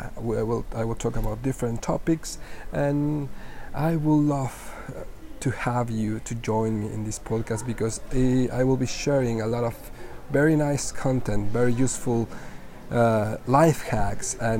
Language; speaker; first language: English; non-native, fluent; Spanish